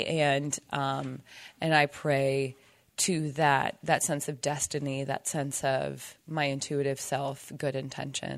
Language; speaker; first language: English; native; English